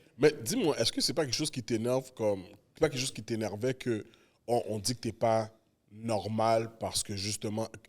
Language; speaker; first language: French; native; French